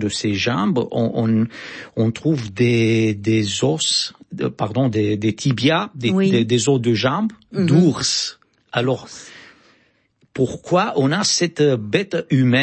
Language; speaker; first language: French; non-native, fluent; Romanian